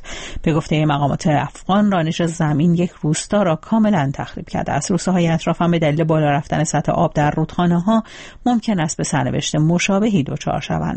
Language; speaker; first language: Persian; native; Persian